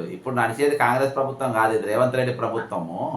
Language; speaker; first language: Telugu; native; Telugu